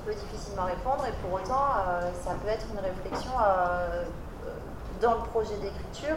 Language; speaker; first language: French; native; French